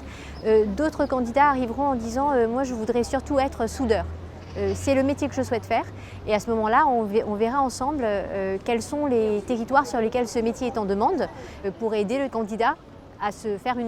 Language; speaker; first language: French; native; French